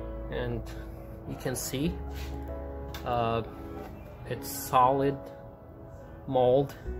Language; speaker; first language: English; non-native, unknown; Arabic